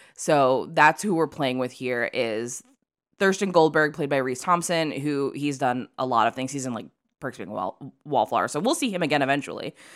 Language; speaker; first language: English; native; English